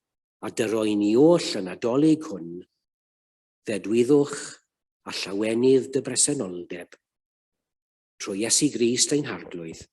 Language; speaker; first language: Welsh; native; Welsh